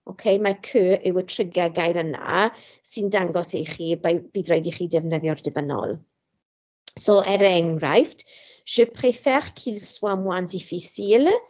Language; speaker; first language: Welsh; non-native, local second language; English